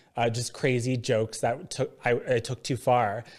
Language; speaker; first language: English; native; English